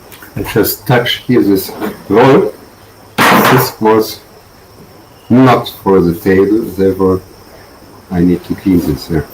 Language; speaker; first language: English; non-native, learner; German